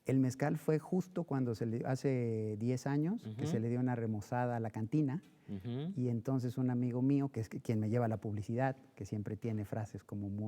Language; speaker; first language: Spanish; native; Spanish